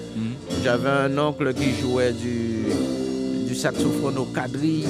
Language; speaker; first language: French; native; French